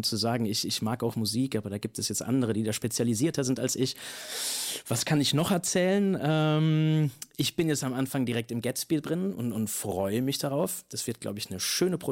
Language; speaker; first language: German; native; German